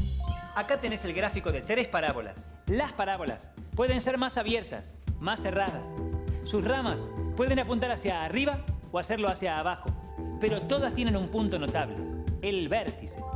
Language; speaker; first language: Spanish; native; Spanish